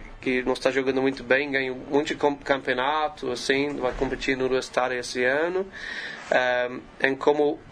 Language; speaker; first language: Portuguese; non-native, learner; English